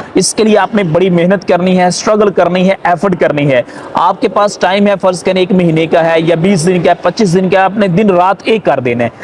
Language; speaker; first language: Urdu; non-native, local second language; Punjabi